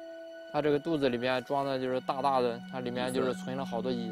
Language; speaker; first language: Chinese; native; Chinese